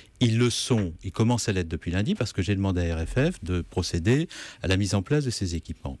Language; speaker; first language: French; native; French